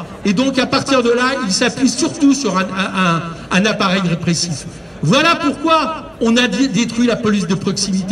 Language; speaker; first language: French; native; French